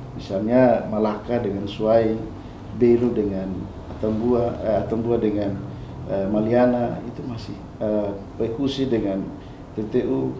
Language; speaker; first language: Indonesian; non-native, local second language; Tetum